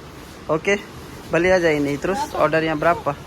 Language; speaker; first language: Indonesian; non-native, learner; Urdu